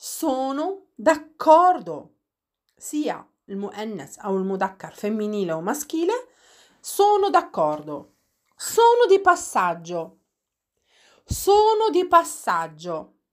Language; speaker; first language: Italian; non-native, fluent; Arabic